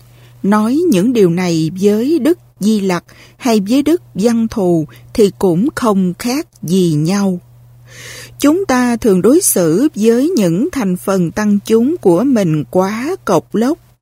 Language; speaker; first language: Vietnamese; native; Vietnamese